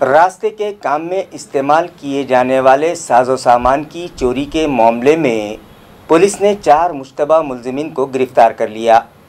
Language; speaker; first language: Urdu; native; Urdu